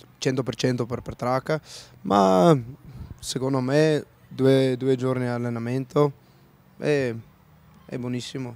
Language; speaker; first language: Italian; non-native, learner; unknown